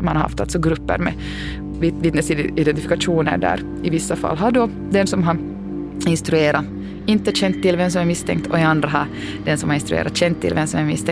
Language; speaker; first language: Swedish; native; Swedish